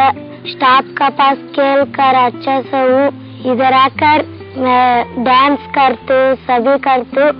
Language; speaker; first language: Hindi; non-native, local second language; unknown